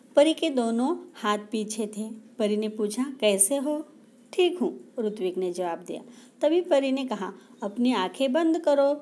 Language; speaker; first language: Hindi; non-native, local second language; Marathi